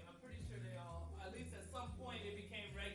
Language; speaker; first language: English; native; English